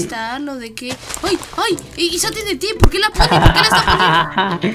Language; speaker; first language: Spanish; native; Spanish